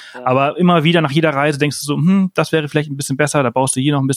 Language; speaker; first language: German; native; German